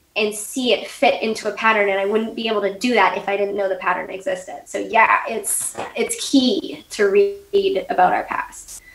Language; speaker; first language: English; native; English